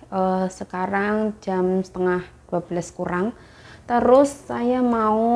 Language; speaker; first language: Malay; non-native, local second language; Javanese